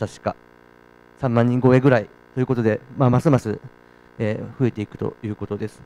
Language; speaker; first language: Japanese; native; Japanese